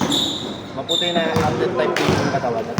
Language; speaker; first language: Filipino; native; Filipino